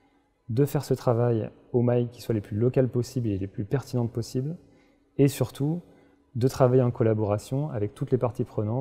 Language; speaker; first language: French; native; French